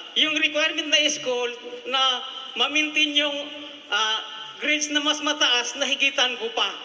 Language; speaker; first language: Filipino; non-native, local second language; Bikol